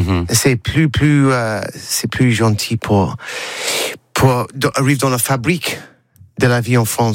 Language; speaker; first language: French; non-native, learner; English